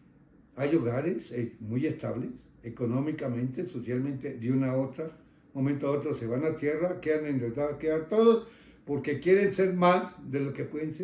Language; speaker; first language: Spanish; native; Spanish